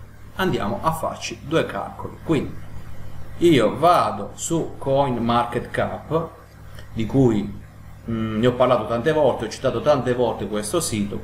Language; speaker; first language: Italian; native; Italian